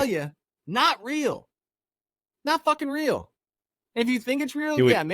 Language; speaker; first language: English; native; English